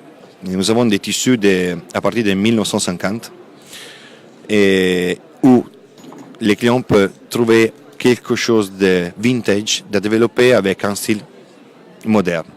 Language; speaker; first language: French; non-native, fluent; Italian